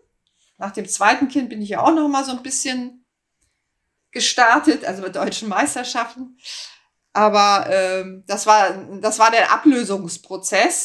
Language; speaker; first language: German; native; German